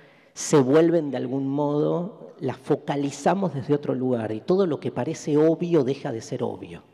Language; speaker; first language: Spanish; native; Spanish